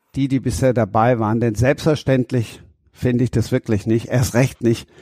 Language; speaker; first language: German; native; German